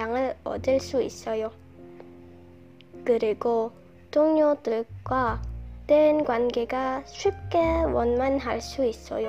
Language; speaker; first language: Korean; non-native, learner; Indonesian